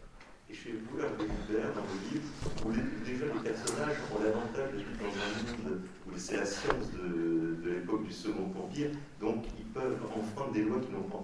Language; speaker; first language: French; native; French